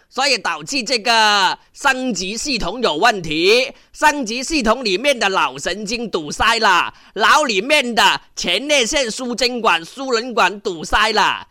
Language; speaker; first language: Chinese; non-native, local second language; Cantonese